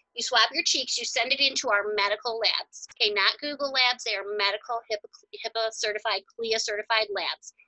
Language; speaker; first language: English; native; English